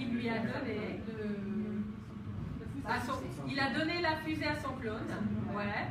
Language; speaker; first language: French; non-native, fluent; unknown